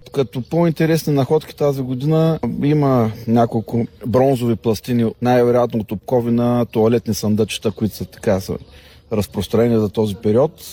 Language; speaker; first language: Bulgarian; native; Bulgarian